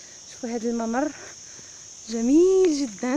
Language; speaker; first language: Arabic; native; Arabic